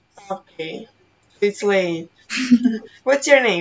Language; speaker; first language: English; non-native, fluent; Bosnian